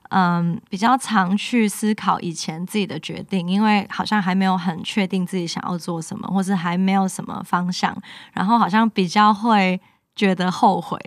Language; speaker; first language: Chinese; non-native, local second language; Cantonese